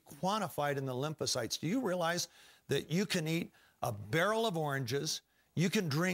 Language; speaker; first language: English; native; English